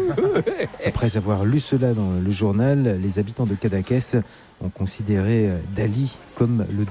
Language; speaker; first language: French; native; French